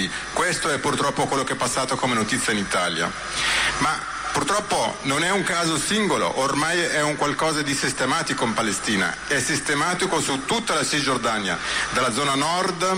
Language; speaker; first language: Italian; native; Italian